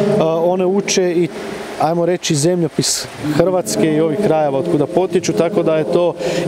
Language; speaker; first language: Croatian; native; Croatian